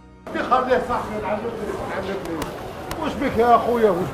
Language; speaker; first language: Arabic; native; Arabic